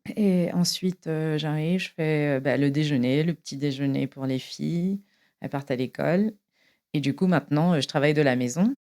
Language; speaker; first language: French; native; French